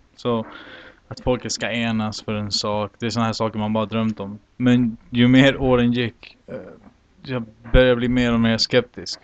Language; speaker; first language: Swedish; native; Swedish